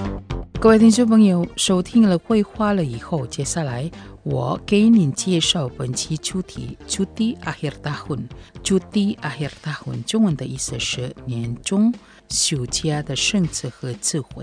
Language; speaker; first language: Chinese; non-native, fluent; Indonesian